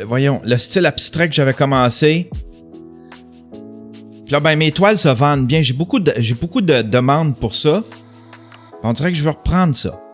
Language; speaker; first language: French; native; French